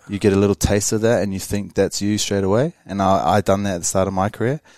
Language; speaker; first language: English; native; English